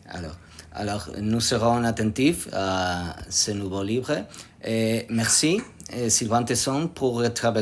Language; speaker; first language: French; non-native, learner; Spanish